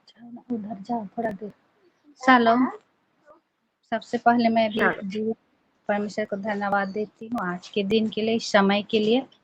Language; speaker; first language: Hindi; non-native, local second language; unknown